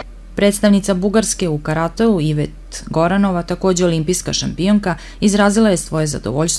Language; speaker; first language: Serbian; native; Serbian